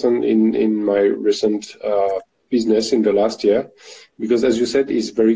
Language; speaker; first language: English; non-native, fluent; French